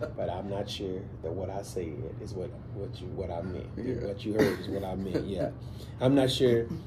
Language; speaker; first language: English; native; English